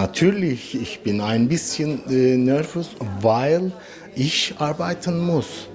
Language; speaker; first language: German; non-native, learner; Turkish